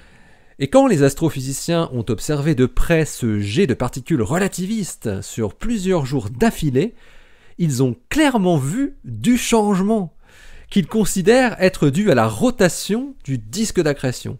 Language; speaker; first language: French; native; French